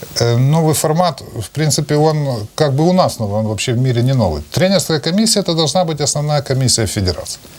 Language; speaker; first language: Russian; native; Russian